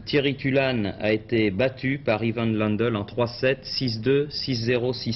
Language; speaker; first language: French; native; French